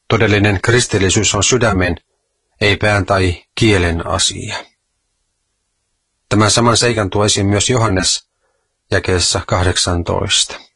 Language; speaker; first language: Finnish; native; Finnish